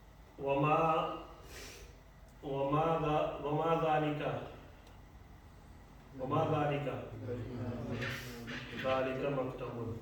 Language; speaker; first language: Arabic; non-native, fluent; Urdu